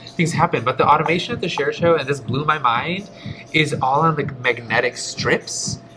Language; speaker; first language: English; early bilingual, other home language; Polish